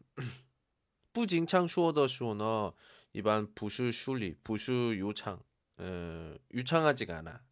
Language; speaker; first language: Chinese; non-native, learner; Korean